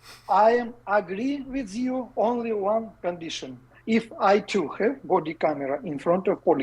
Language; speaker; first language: English; non-native, learner; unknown